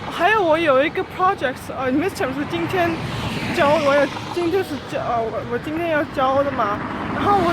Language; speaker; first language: Chinese; early bilingual, heritage; Chinese